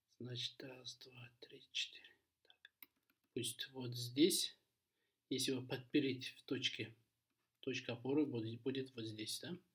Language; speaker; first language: Russian; non-native, local second language; Kazakh